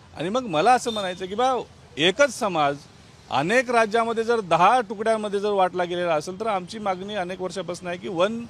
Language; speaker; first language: Marathi; non-native, local second language; Lambadi